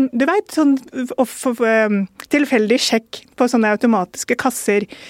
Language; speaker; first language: Norwegian; early bilingual, other home language; Urdu